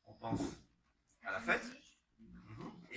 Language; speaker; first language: French; native; French